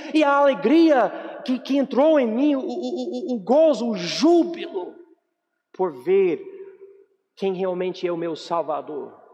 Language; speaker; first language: Portuguese; non-native, fluent; English